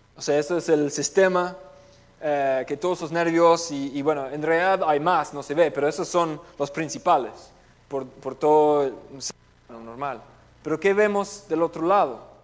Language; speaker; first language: Spanish; non-native, fluent; English